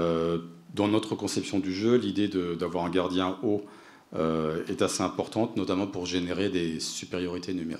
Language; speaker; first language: French; native; French